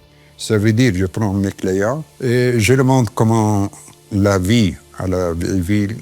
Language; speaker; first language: French; non-native, fluent; Arabic